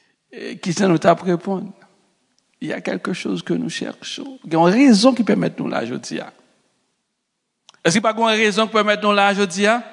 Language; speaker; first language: French; native; French